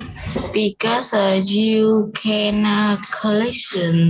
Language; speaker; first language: English; non-native, learner; Vietnamese